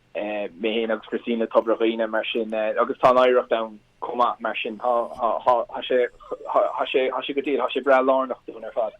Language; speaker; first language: Irish; native; Irish